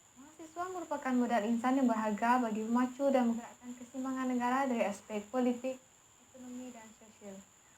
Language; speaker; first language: Malay; non-native, local second language; Iban